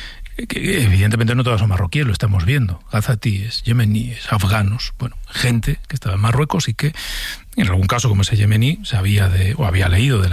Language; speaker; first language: Spanish; native; Spanish